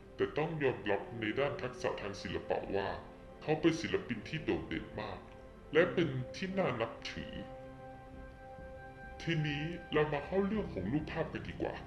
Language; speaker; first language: Thai; native; Thai